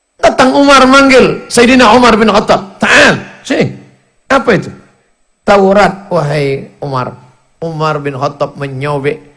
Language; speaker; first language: Indonesian; native; Indonesian